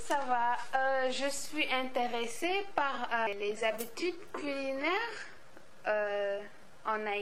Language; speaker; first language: French; non-native, local second language; Wolof